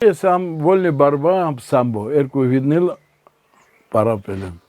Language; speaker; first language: Russian; non-native, local second language; Armenian